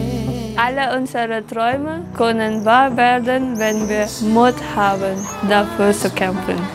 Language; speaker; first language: German; non-native, learner; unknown